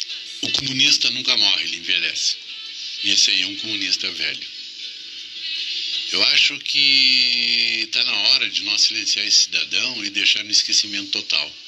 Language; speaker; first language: Portuguese; native; Portuguese